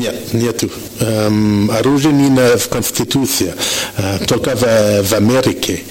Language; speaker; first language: Russian; non-native, learner; French